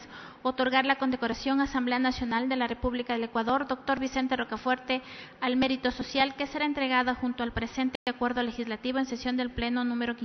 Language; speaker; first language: Spanish; native; Spanish